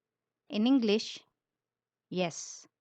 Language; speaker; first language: English; non-native, local second language; Filipino